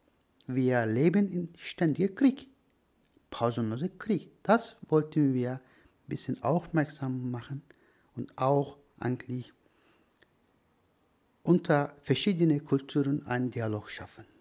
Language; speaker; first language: German; non-native, learner; Turkish